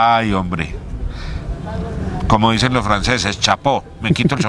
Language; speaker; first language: Spanish; native; Spanish